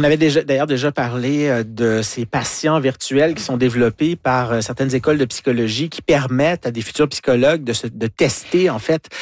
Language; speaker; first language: French; native; French